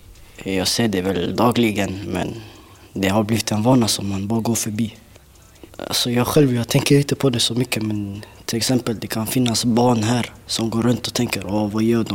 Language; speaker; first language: Swedish; early bilingual, other home language; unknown